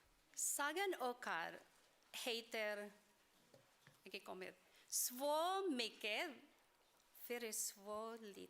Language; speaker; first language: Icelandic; non-native, learner; Swedish